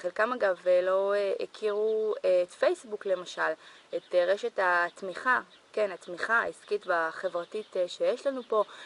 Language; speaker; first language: Hebrew; native; Hebrew